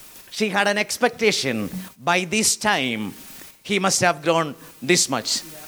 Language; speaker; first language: English; non-native, local second language; Malayalam